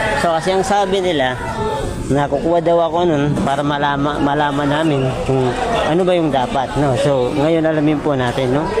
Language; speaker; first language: Filipino; non-native, local second language; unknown